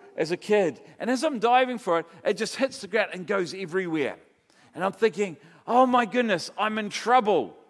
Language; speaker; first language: English; native; English